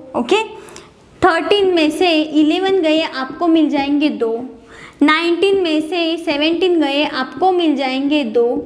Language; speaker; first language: Hindi; non-native, local second language; Marathi